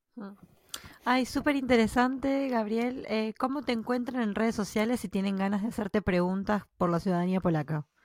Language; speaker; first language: Spanish; native; Spanish